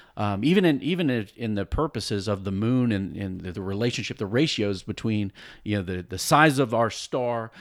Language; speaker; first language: English; native; English